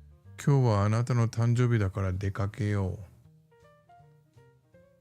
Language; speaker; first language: Japanese; non-native, learner; English